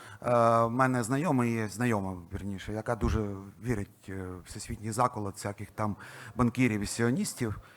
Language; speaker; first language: Ukrainian; non-native, local second language; Russian